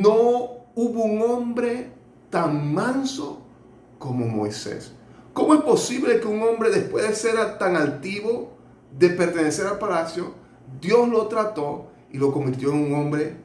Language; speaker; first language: Spanish; native; Spanish